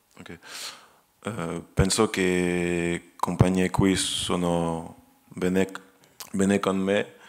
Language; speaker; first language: Italian; non-native, learner; French